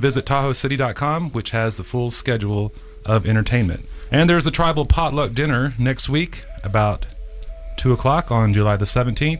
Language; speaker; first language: English; native; English